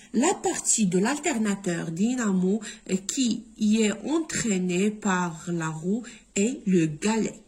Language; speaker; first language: French; non-native, local second language; Arabic